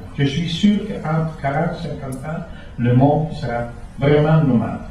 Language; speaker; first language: French; non-native, fluent; Italian